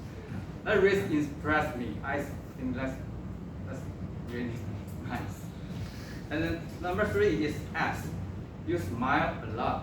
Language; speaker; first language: English; non-native, local second language; Chinese